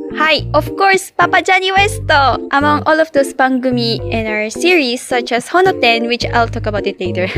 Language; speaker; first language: English; non-native, local second language; Filipino